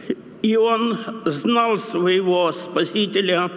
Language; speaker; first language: Russian; non-native, local second language; Romanian